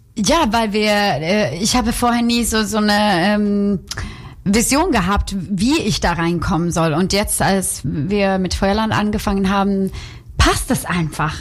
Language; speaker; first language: German; non-native, fluent; Swedish